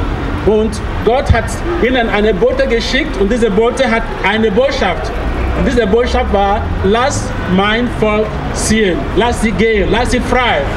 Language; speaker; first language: German; non-native, fluent; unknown